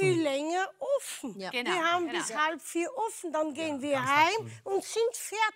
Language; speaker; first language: German; non-native, fluent; Dutch